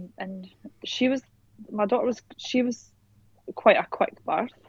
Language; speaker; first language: English; native; English